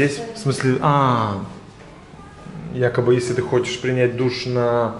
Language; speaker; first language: Russian; native; Russian